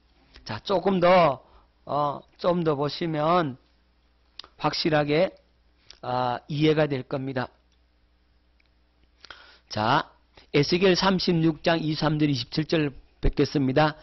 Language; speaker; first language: Korean; native; Korean